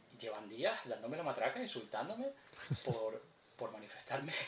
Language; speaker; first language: Spanish; native; Spanish